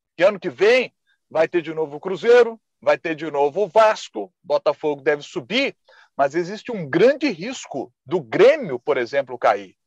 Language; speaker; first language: Portuguese; native; Portuguese